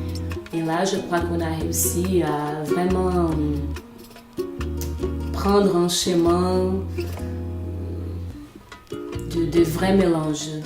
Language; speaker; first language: French; non-native, fluent; Portuguese